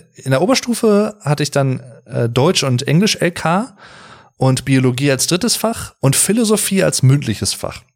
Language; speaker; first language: German; native; German